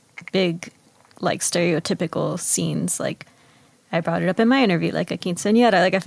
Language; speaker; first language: English; early bilingual, other home language; Spanish